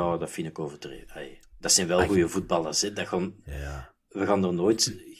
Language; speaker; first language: Dutch; native; Dutch